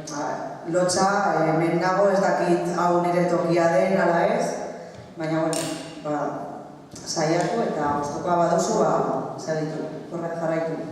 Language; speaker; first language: Basque; non-native, local second language; Spanish